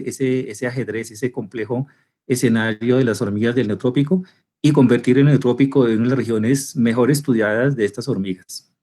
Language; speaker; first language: Spanish; native; Spanish